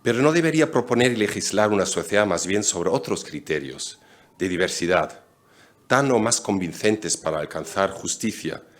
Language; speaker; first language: Spanish; non-native, fluent; German